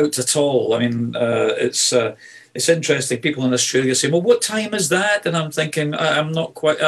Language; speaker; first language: English; native; English